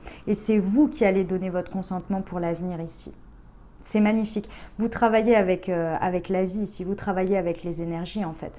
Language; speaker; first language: French; native; French